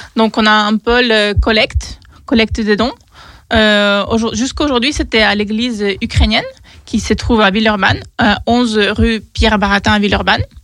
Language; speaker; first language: French; non-native, fluent; Ukrainian